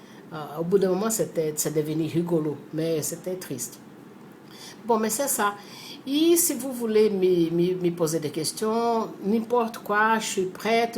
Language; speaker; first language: French; non-native, fluent; Portuguese